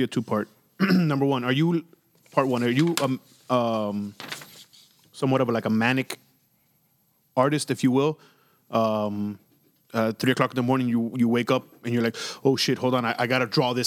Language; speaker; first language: English; non-native, fluent; Spanish